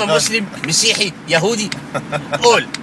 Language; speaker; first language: Arabic; native; Arabic